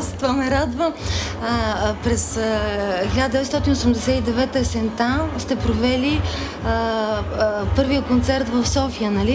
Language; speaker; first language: Bulgarian; native; Bulgarian